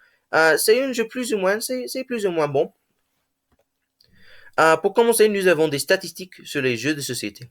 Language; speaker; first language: French; non-native, learner; English